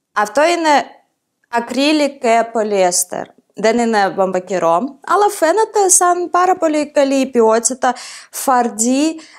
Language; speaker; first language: Greek; non-native, fluent; Ukrainian